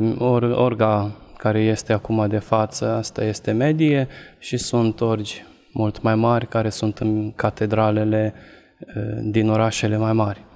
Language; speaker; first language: Romanian; non-native, local second language; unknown